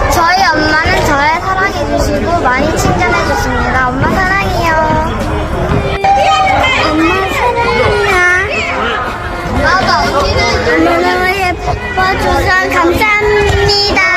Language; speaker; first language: Korean; early bilingual, heritage; Korean